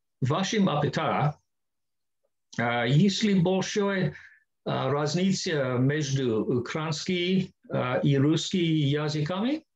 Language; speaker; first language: Russian; non-native, learner; English